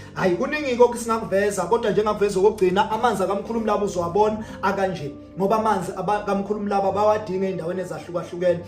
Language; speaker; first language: Zulu; native; Zulu